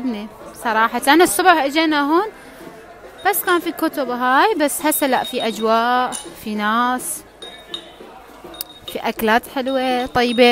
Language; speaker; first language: Arabic; non-native, fluent; Persian